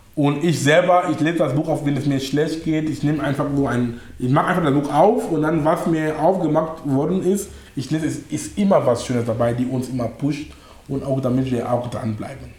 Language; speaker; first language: German; non-native, fluent; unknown